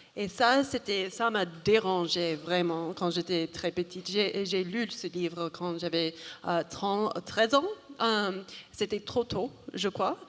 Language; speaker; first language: French; non-native, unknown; English